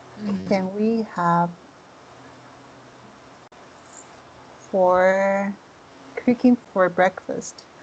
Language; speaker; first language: English; non-native, learner; Chinese